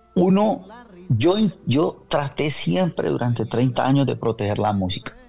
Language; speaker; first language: Spanish; native; Spanish